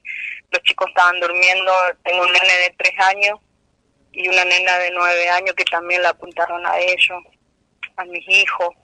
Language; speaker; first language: Spanish; native; Spanish